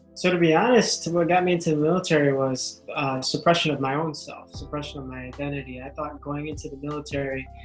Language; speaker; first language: English; native; English